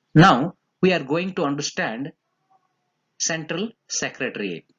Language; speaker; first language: English; non-native, local second language; Kannada